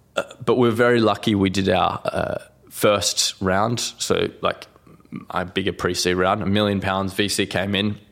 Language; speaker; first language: English; native; English